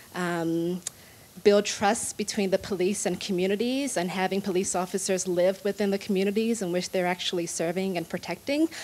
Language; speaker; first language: English; native; English